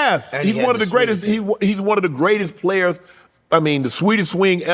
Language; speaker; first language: English; native; English